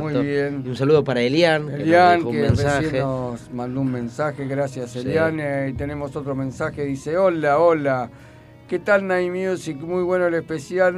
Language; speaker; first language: Spanish; native; Spanish